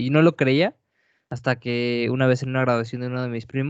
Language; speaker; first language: Spanish; native; Spanish